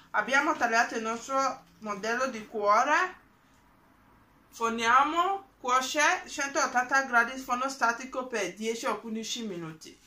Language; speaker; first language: Italian; non-native, learner; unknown